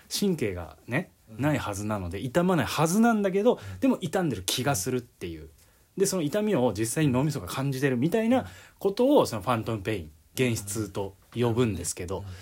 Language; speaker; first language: Japanese; native; Japanese